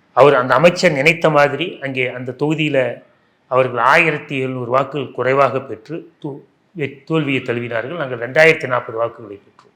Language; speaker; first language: Tamil; non-native, local second language; Telugu